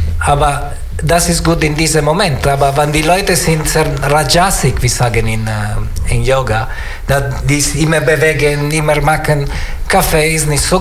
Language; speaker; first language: German; non-native, learner; Italian